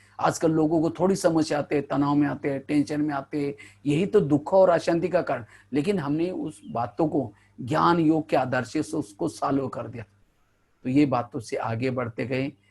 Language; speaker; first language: Hindi; non-native, local second language; Marathi